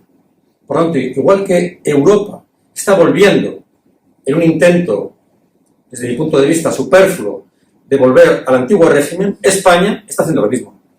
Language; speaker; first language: Spanish; native; Spanish